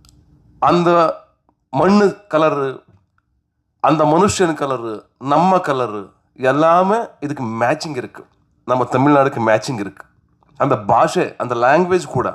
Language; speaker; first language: Tamil; non-native, learner; Kannada